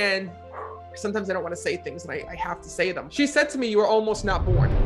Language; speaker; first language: English; native; English